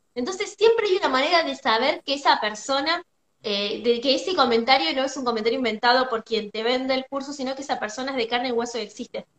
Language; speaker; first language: Spanish; native; Spanish